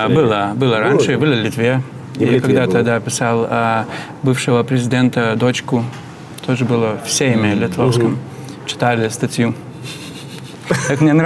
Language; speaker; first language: Russian; non-native, fluent; Lithuanian